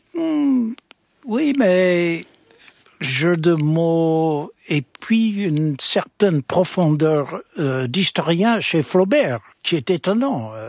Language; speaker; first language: French; non-native, fluent; English